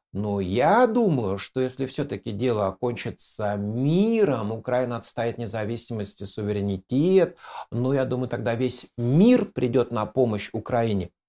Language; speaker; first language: Russian; native; Russian